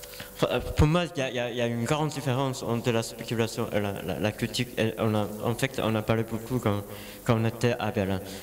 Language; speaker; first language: French; non-native, learner; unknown